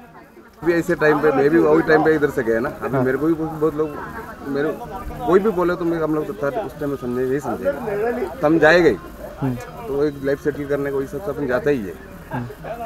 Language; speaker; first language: Hindi; non-native, local second language; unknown